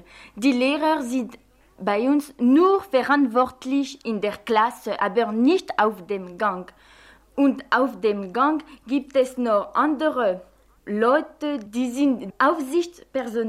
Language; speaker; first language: German; non-native, fluent; French